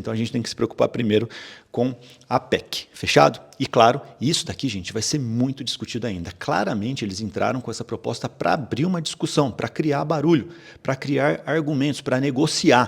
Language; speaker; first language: Portuguese; native; Portuguese